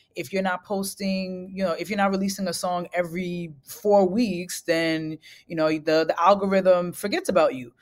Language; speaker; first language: English; native; English